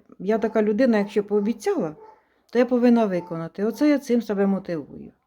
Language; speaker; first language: Ukrainian; non-native, local second language; Russian